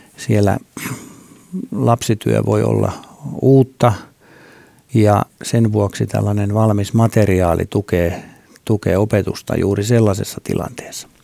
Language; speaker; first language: Finnish; native; Finnish